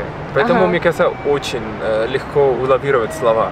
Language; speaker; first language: Russian; non-native, fluent; Spanish